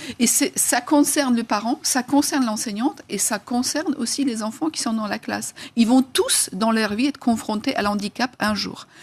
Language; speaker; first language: French; non-native, fluent; Polish